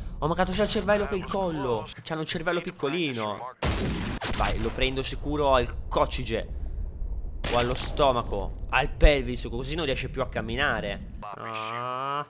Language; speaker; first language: Italian; native; Italian